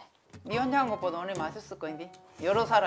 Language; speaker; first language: Korean; native; Korean